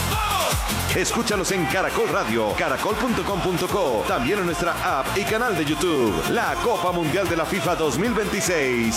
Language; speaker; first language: Spanish; native; Spanish